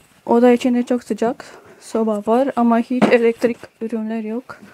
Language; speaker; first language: Turkish; non-native, learner; Romanian